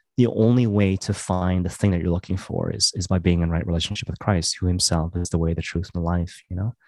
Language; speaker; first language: English; native; English